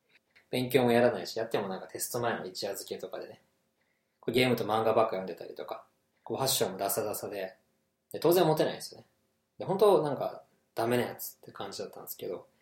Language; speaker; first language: Japanese; native; Japanese